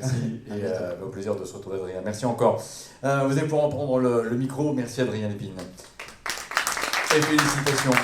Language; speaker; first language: French; native; French